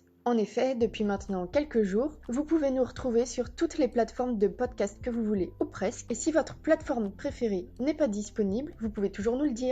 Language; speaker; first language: French; native; French